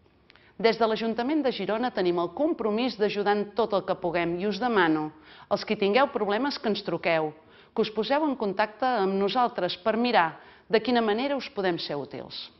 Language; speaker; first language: Catalan; native; Catalan